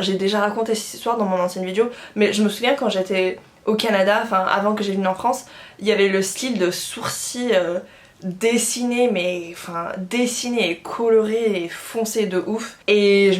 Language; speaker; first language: French; non-native, fluent; English